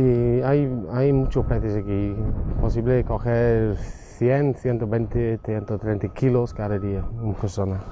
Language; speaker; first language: Spanish; non-native, learner; English